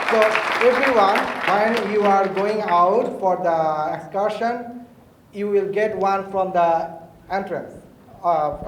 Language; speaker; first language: English; non-native, fluent; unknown